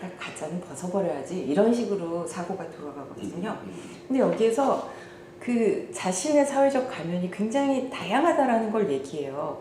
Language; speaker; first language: Korean; native; Korean